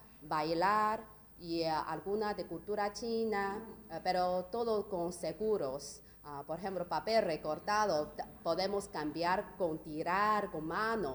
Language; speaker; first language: Spanish; non-native, learner; Chinese